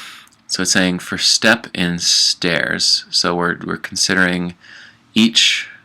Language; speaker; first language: English; native; English